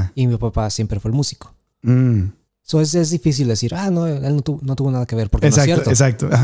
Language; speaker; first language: Spanish; early bilingual, heritage; Spanish